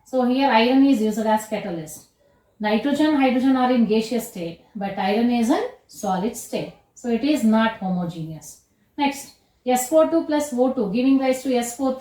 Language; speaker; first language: English; non-native, local second language; Kannada